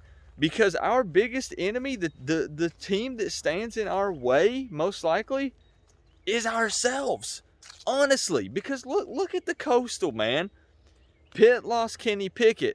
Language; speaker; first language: English; native; English